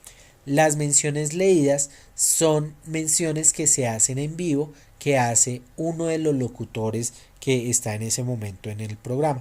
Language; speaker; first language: Spanish; native; Spanish